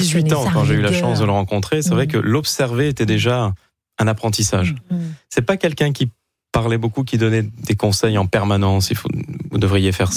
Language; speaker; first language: French; native; French